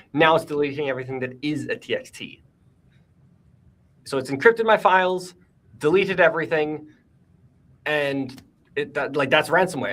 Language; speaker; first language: English; native; English